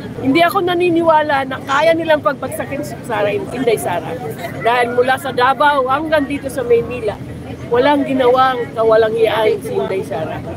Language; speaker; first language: Filipino; non-native, local second language; Cebuano